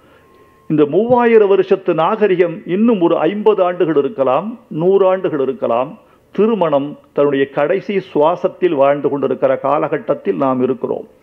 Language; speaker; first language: Tamil; native; Tamil